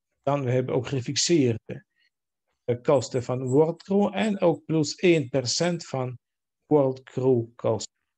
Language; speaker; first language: Dutch; non-native, fluent; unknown